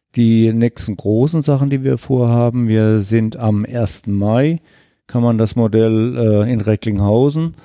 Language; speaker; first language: German; native; German